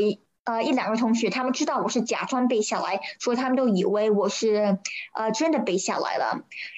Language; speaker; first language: Chinese; early bilingual, heritage; Chinese